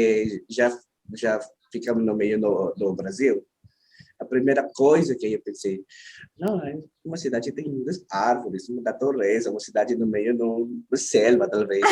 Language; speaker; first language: Portuguese; non-native, learner; Filipino